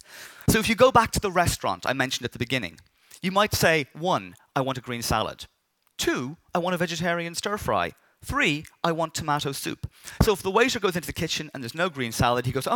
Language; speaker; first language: English; native; English